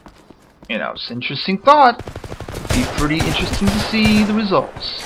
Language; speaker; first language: English; native; English